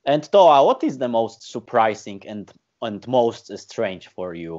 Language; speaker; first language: English; non-native, learner; Polish